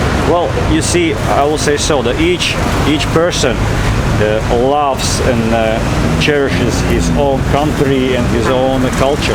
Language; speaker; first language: English; non-native, fluent; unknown